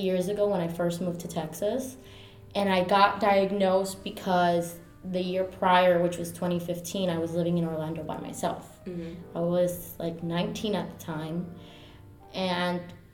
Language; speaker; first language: English; early bilingual, other home language; Spanish